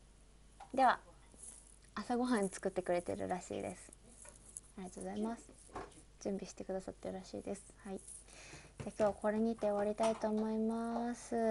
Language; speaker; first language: Japanese; native; Japanese